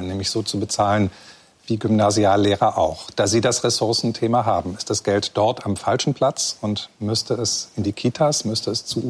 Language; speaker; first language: German; native; German